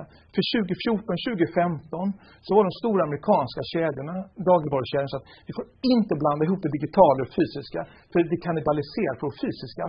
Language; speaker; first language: Swedish; native; Swedish